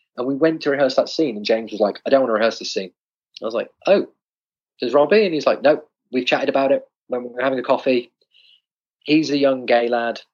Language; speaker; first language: English; native; English